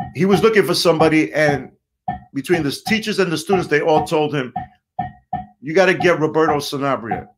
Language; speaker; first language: English; early bilingual, other home language; Spanish